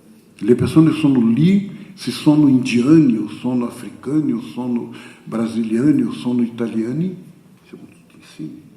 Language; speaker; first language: Italian; non-native, fluent; Portuguese